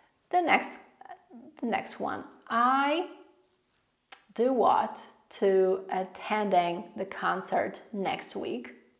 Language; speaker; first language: English; non-native, fluent; Polish